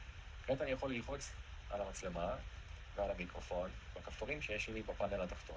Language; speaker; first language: Hebrew; native; Hebrew